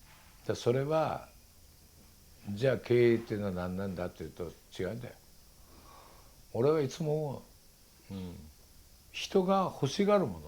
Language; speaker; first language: Japanese; native; Japanese